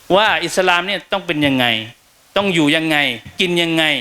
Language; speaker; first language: Thai; native; Thai